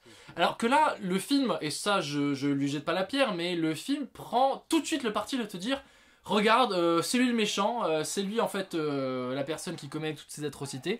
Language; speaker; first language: French; native; French